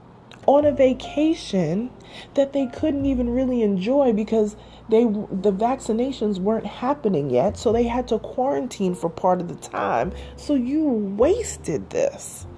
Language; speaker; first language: English; native; English